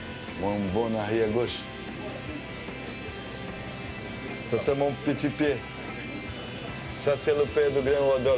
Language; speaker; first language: French; non-native, fluent; Portuguese